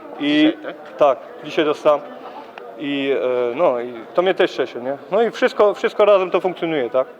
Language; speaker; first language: Polish; early bilingual, heritage; Polish